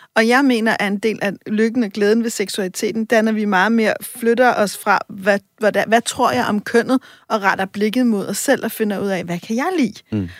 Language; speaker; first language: Danish; native; Danish